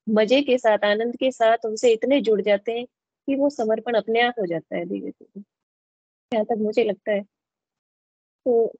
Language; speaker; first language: Hindi; native; Hindi